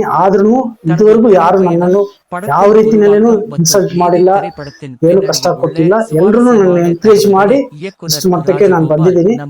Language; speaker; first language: Kannada; non-native, local second language; Tamil